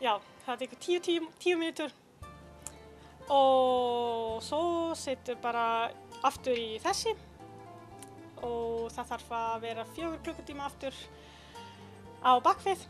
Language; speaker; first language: Icelandic; non-native, learner; Italian